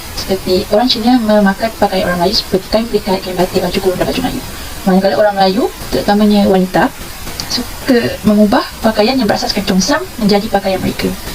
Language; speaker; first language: Malay; native; Malay